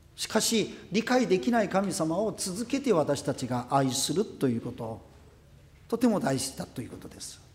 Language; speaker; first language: Japanese; non-native, fluent; Korean